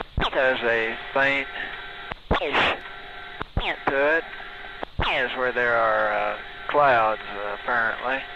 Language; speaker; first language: English; native; English